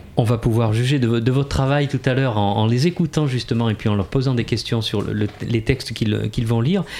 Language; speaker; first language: French; native; French